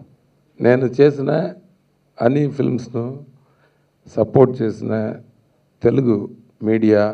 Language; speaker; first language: Telugu; non-native, learner; Tamil